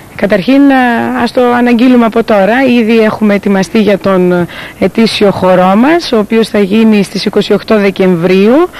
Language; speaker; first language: Greek; native; Greek